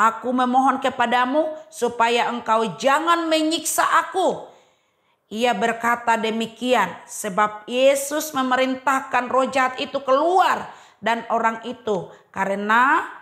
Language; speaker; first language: Indonesian; native; Indonesian